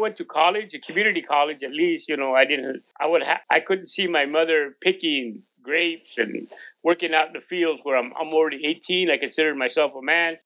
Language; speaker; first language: English; non-native, local second language; Spanish